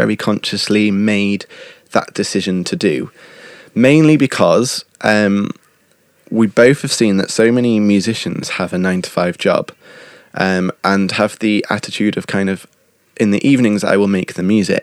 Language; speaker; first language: English; native; English